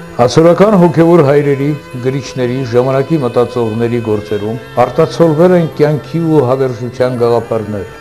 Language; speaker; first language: Armenian; non-native, local second language; Assyrian Neo-Aramaic